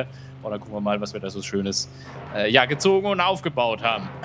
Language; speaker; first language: German; native; German